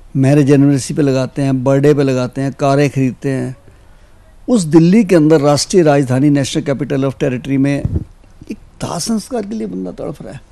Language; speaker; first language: Hindi; native; Hindi